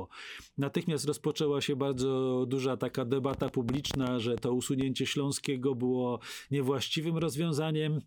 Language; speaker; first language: Polish; native; Polish